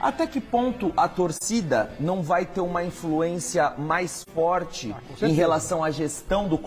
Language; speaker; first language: Portuguese; native; Portuguese